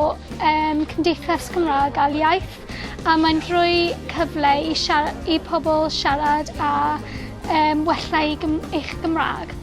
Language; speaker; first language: Welsh; non-native, local second language; English